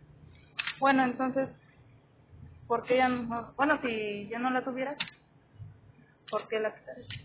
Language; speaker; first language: Spanish; native; Spanish